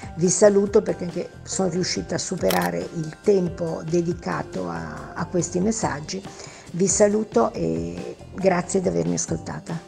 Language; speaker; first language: Italian; native; Italian